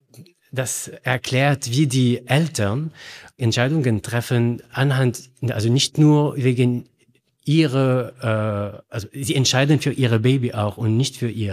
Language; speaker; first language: German; non-native, learner; Arabic